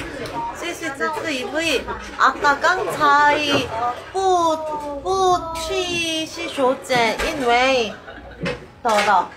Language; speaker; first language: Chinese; non-native, learner; Korean